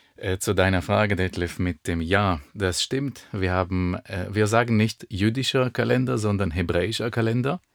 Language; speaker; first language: German; non-native, fluent; Hebrew